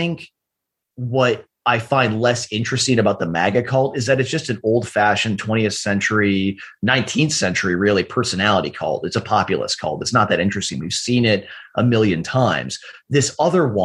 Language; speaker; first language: English; native; English